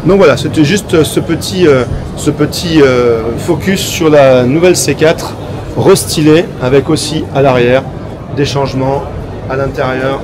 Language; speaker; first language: French; native; French